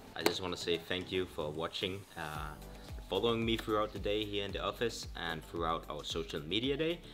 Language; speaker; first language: English; non-native, fluent; Danish